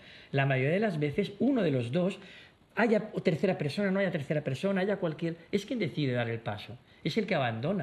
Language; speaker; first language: Spanish; native; Spanish